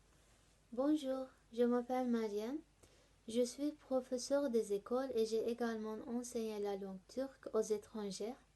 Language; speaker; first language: French; non-native, learner; Turkish